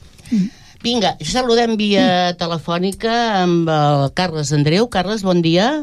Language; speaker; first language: Catalan; native; Catalan